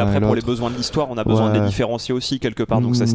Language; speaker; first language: French; native; French